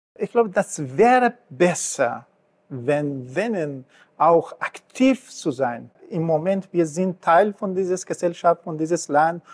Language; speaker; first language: German; non-native, learner; Persian